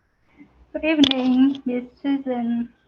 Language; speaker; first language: English; non-native, learner; Vietnamese